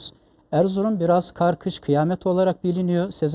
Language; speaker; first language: Turkish; native; Turkish